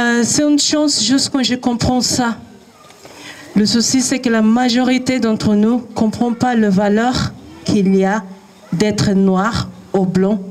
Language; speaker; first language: French; non-native, learner; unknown